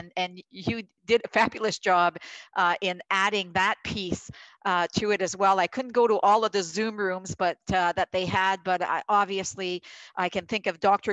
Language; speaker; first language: English; native; English